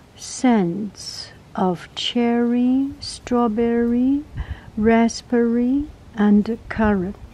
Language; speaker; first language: English; non-native, fluent; Chinese